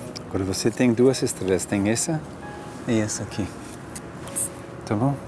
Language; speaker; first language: Portuguese; non-native, learner; German